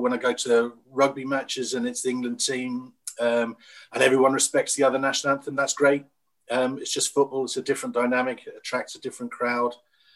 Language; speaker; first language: English; native; English